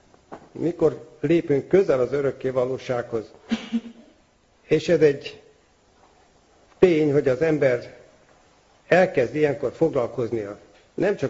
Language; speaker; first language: Hungarian; native; Hungarian